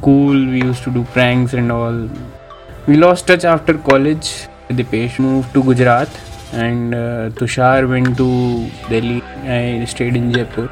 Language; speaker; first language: English; non-native, local second language; Hindi